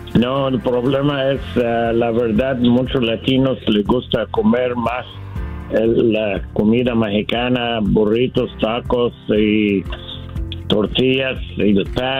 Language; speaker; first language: Spanish; non-native, learner; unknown